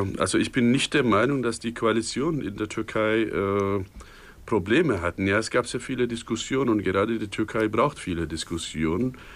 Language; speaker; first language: German; non-native, fluent; Turkish